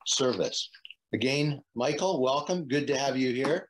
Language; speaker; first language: English; native; English